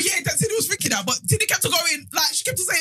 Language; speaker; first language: English; native; English